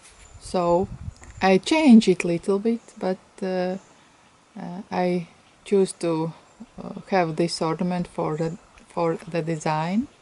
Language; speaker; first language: English; non-native, fluent; Latvian